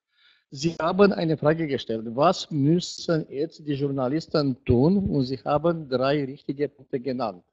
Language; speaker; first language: German; non-native, fluent; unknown